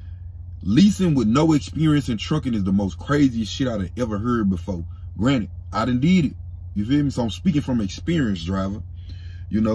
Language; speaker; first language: English; native; English